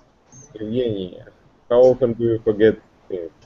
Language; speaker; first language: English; non-native, learner; Russian